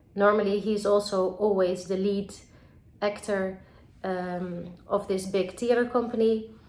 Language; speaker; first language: English; non-native, fluent; Dutch